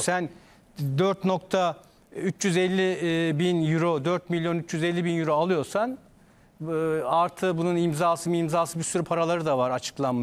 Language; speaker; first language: Turkish; native; Turkish